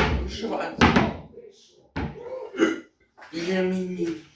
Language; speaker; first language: Ukrainian; non-native, local second language; Russian